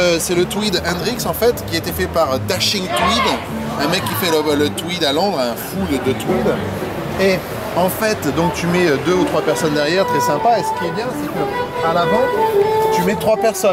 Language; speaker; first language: French; native; French